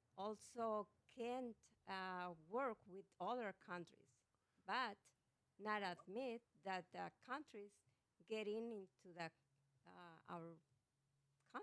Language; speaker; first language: English; non-native, learner; Spanish